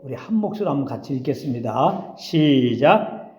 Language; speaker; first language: Korean; native; Korean